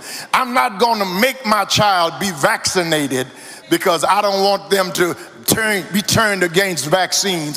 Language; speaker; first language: English; native; English